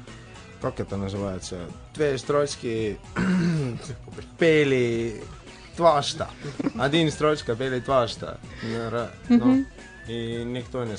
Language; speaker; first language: Russian; non-native, learner; Estonian